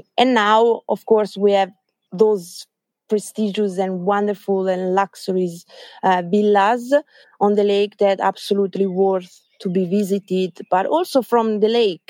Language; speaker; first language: English; non-native, fluent; Italian